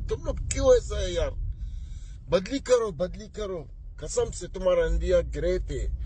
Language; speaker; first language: Hindi; non-native, learner; Arabic